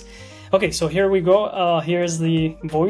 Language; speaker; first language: English; non-native, fluent; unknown